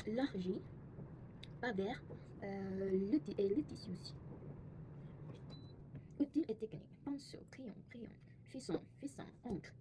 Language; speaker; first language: French; non-native, learner; Korean